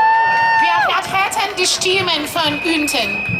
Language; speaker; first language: German; non-native, learner; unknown